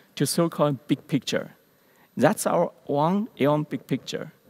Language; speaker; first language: English; non-native, learner; Chinese